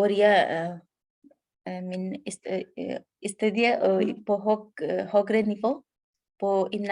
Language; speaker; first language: Swedish; non-native, learner; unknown